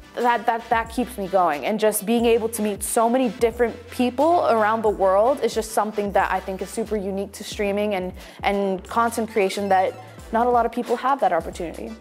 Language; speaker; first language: English; native; English